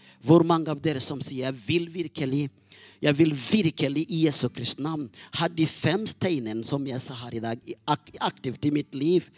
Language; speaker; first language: Norwegian; non-native, fluent; Rundi